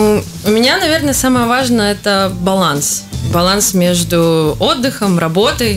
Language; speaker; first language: Russian; native; Russian